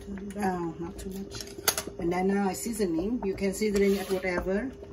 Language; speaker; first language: English; non-native, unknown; Vietnamese